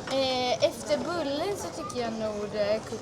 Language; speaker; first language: Swedish; native; Swedish